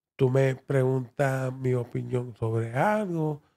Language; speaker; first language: Spanish; early bilingual, heritage; Spanish